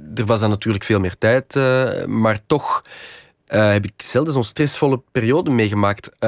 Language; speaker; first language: Dutch; native; Dutch